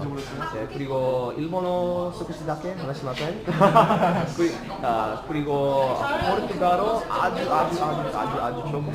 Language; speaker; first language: Korean; non-native, learner; English